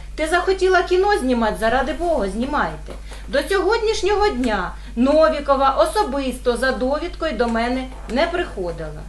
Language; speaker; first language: Ukrainian; native; Ukrainian